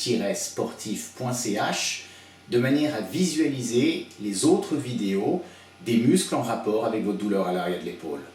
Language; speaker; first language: French; native; French